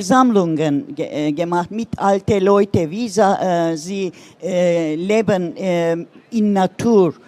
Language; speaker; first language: German; non-native, learner; Turkish